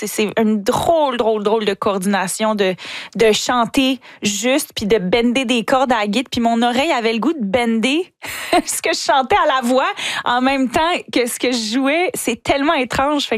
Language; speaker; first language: French; native; French